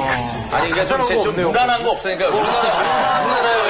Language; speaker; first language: Korean; native; Korean